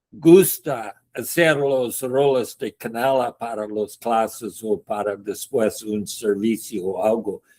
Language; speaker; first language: Spanish; non-native, learner; English